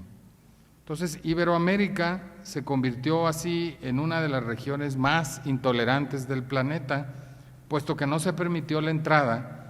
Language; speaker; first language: Spanish; native; Spanish